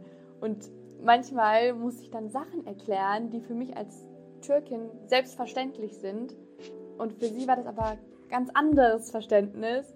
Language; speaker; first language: German; early bilingual, other home language; Turkish